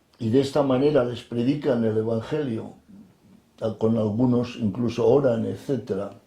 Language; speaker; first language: Spanish; native; Spanish